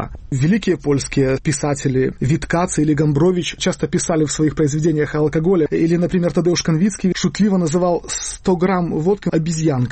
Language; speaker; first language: Russian; native; Russian